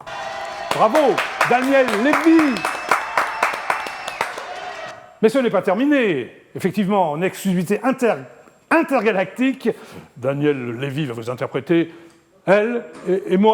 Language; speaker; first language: French; native; French